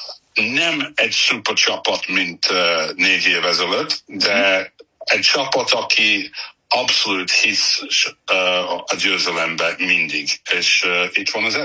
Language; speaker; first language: Hungarian; non-native, fluent; English